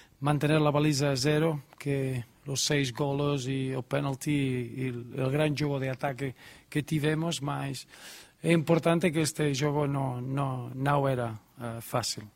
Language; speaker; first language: Portuguese; non-native, learner; Spanish